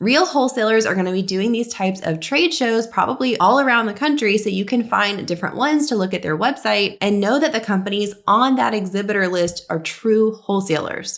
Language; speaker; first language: English; native; English